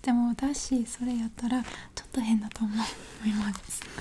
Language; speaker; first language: Japanese; non-native, fluent; English